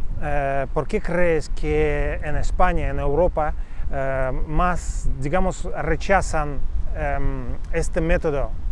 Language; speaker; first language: Spanish; non-native, fluent; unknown